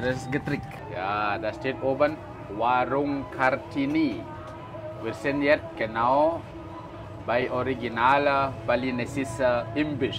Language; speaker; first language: German; non-native, fluent; Balinese